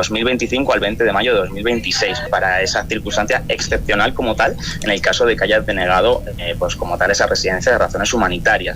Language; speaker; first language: Spanish; native; Spanish